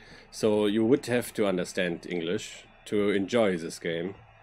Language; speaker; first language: English; non-native, fluent; German